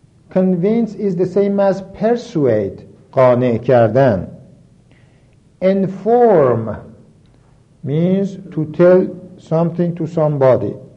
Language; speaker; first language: English; non-native, fluent; Persian